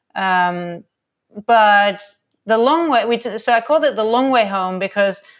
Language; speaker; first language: English; non-native, fluent; Dutch